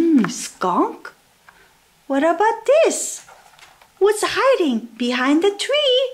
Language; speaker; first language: English; non-native, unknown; Korean